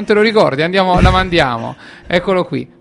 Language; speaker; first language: Italian; native; Italian